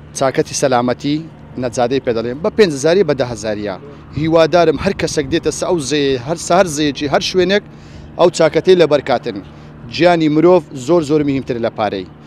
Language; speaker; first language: Central Kurdish; non-native, local second language; Kurdish